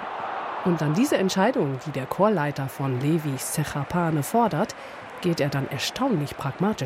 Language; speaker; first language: German; native; German